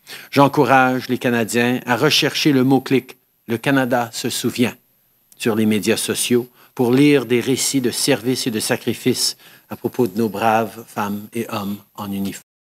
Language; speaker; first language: French; early bilingual, heritage; French